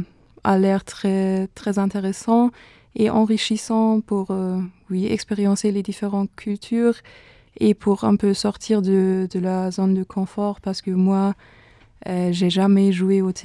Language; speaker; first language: French; non-native, fluent; German